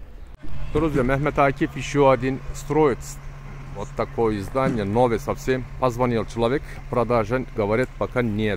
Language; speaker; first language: Russian; non-native, learner; Turkish